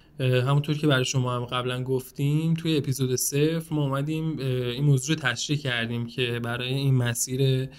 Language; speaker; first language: Persian; native; Persian